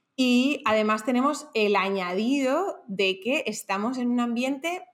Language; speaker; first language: Spanish; native; Spanish